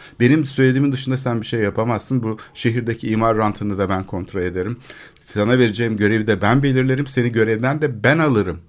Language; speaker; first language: Turkish; native; Turkish